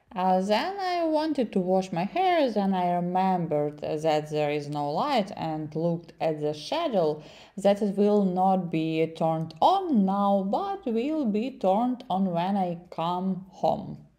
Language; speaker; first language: English; non-native, learner; Ukrainian